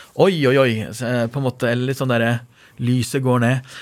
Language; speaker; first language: Norwegian; non-native, fluent; Persian